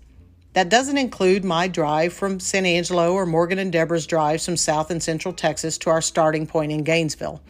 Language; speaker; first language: English; native; English